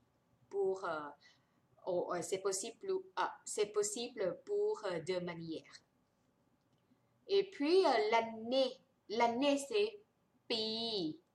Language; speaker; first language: French; non-native, fluent; Thai